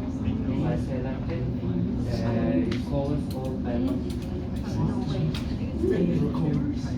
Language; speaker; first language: English; non-native, learner; Arabic